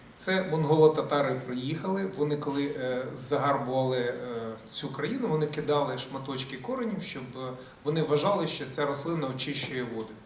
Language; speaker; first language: Ukrainian; early bilingual, other home language; Russian